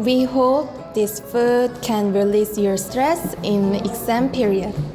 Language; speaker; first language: English; non-native, learner; Korean